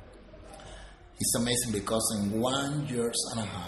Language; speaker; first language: English; non-native, learner; Spanish